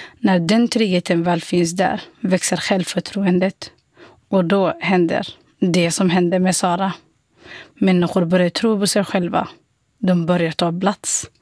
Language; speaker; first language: Swedish; non-native, fluent; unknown